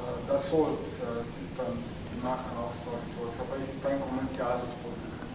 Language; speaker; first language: German; non-native, learner; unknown